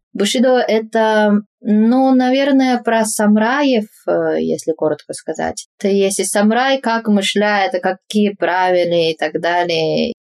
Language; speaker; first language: Russian; non-native, fluent; Japanese